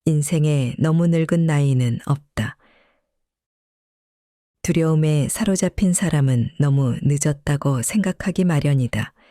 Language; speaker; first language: Korean; native; Korean